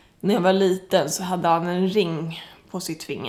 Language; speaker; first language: Swedish; native; Swedish